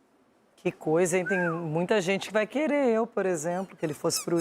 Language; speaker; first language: Portuguese; native; Portuguese